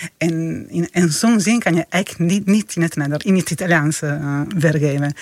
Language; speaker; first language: Dutch; non-native, fluent; Italian